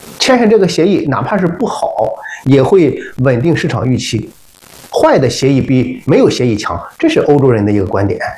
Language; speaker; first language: Chinese; native; Chinese